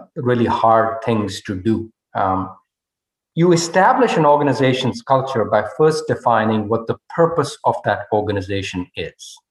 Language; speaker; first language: English; non-native, local second language; Hindi